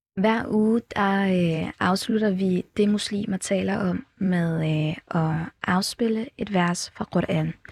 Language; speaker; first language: Danish; early bilingual, other home language; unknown